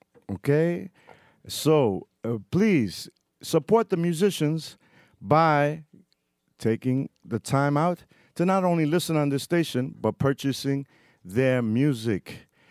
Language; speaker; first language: English; early bilingual, other home language; Spanish